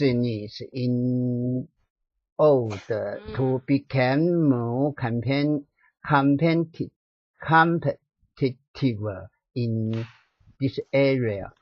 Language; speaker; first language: English; non-native, learner; Chinese